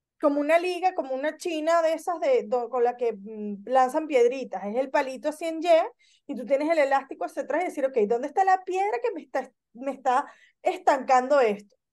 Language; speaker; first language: Spanish; native; Spanish